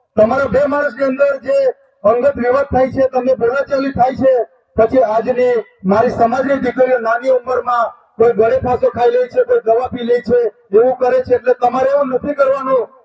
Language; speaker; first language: Gujarati; non-native, local second language; Bhili